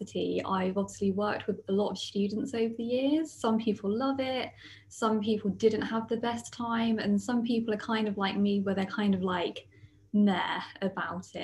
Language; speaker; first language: English; native; English